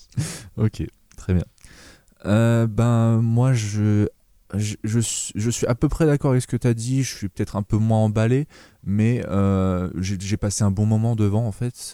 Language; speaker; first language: French; native; French